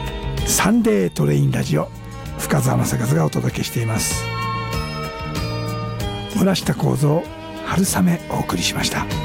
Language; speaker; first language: Japanese; native; Japanese